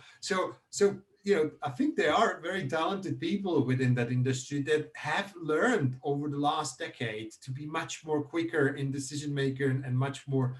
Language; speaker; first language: English; non-native, fluent; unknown